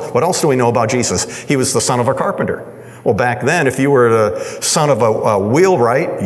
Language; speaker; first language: English; native; English